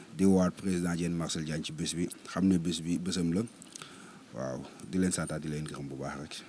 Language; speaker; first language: Wolof; non-native, local second language; Serer